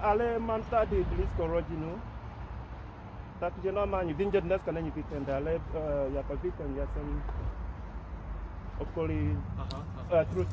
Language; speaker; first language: Czech; non-native, learner; English